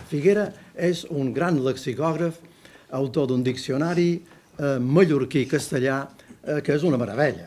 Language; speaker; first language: Catalan; native; Catalan